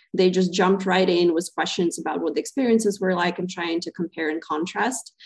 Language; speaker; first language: English; non-native, fluent; Ukrainian